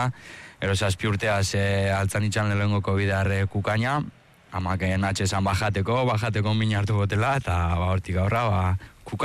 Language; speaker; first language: Basque; early bilingual, other home language; Spanish